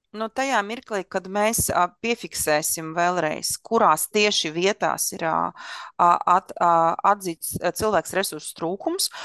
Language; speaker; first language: Latvian; non-native, local second language; Russian